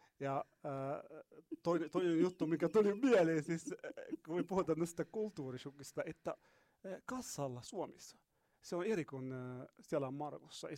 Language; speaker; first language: Finnish; non-native, fluent; Arabic